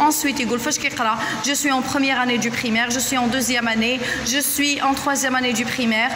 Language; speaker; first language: French; non-native, local second language; Arabic